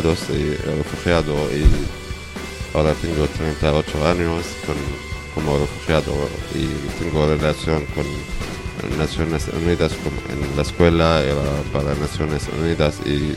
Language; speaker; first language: Spanish; non-native, learner; Arabic